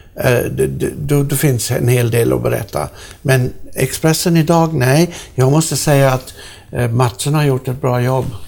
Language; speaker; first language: Swedish; non-native, fluent; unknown